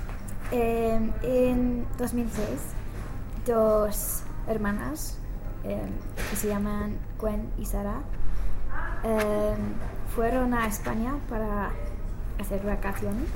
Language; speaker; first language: Spanish; non-native, learner; English